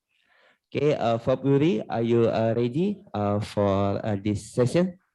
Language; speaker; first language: English; non-native, learner; Indonesian